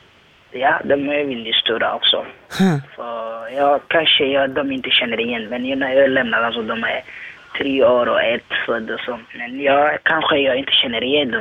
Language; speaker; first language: Swedish; non-native, learner; Somali